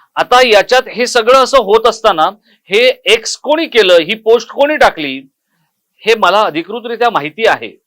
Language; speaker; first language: Marathi; native; Marathi